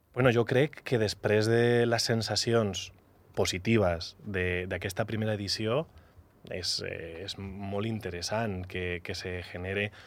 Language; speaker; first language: Catalan; non-native, local second language; Spanish